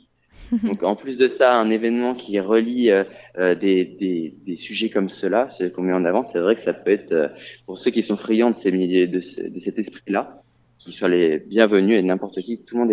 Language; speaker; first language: French; native; French